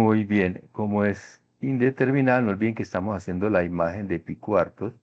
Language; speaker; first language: Spanish; native; Spanish